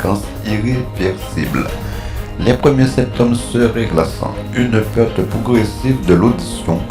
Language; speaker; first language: French; native; French